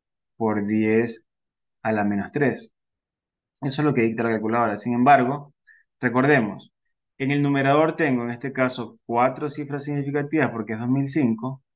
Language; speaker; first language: Spanish; native; Spanish